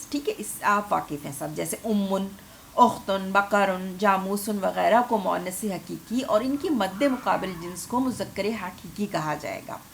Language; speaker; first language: Urdu; native; Urdu